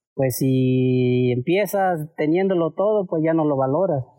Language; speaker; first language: Spanish; native; Spanish